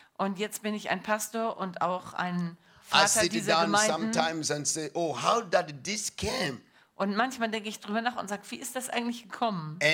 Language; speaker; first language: German; non-native, learner; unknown